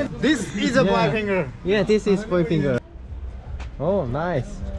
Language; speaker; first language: English; non-native, learner; Korean